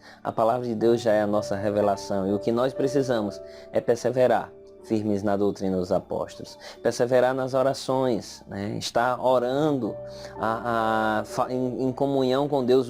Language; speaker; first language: Portuguese; native; Portuguese